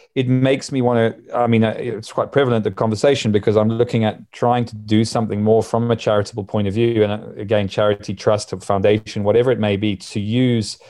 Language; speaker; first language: English; native; English